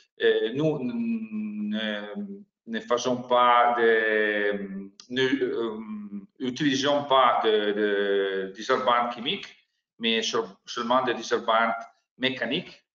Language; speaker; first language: French; non-native, learner; Italian